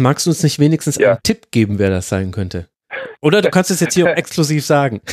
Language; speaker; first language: German; native; German